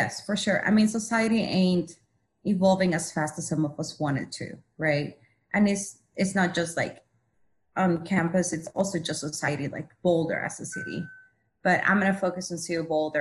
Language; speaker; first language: English; non-native, fluent; Spanish